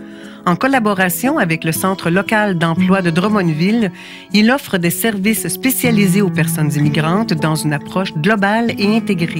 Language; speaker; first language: French; native; French